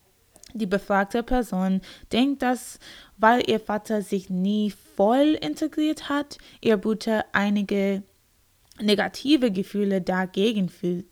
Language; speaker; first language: German; non-native, learner; English